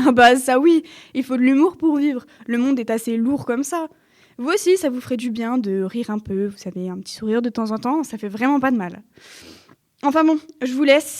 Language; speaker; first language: French; native; French